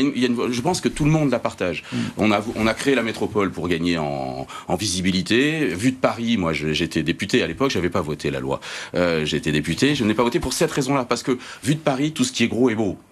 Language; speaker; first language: French; native; French